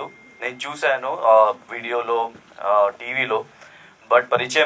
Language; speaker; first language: Telugu; non-native, learner; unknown